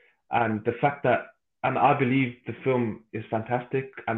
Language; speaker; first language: English; native; English